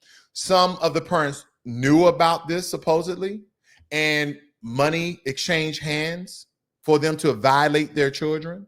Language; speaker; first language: English; native; English